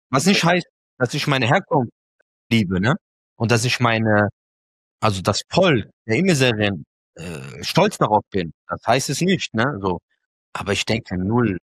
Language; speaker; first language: German; early bilingual, other home language; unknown